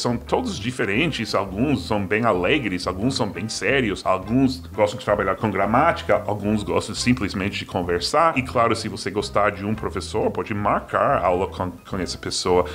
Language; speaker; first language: Portuguese; non-native, fluent; English